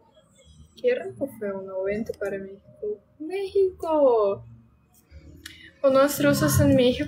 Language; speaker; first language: Spanish; non-native, learner; Russian